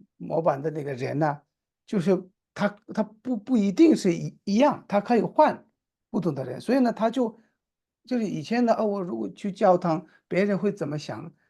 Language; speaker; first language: Chinese; non-native, local second language; Tibetan